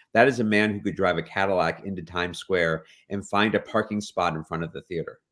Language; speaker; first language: English; native; English